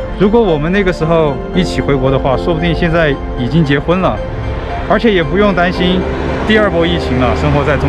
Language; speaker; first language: Chinese; native; Chinese